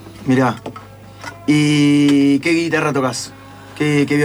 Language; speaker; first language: Spanish; native; Spanish